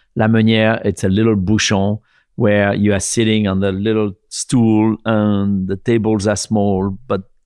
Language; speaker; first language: English; non-native, fluent; French